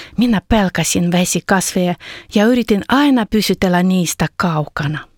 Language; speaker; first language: Finnish; non-native, fluent; Ukrainian